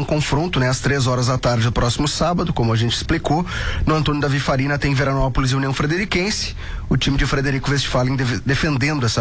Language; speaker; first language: Portuguese; native; Portuguese